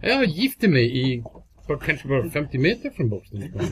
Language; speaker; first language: Swedish; non-native, fluent; English